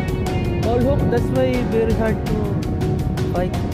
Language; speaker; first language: English; non-native, local second language; Filipino